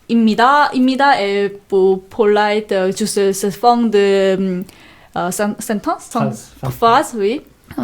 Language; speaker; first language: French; non-native, learner; Korean